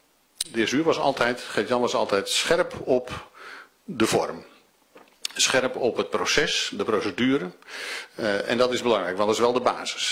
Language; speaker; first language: Dutch; native; Dutch